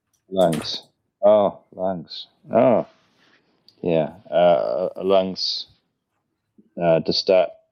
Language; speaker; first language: English; native; English